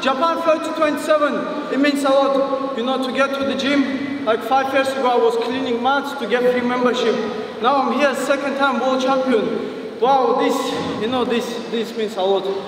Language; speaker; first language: English; non-native, fluent; Russian